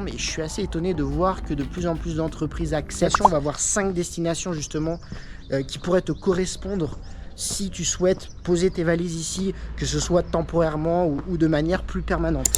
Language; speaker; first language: French; native; French